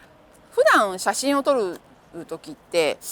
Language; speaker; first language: Japanese; native; Japanese